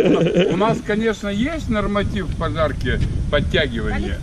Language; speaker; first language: Russian; native; Russian